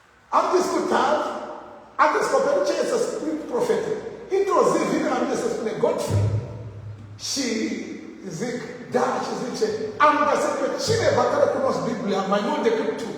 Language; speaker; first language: Romanian; non-native, learner; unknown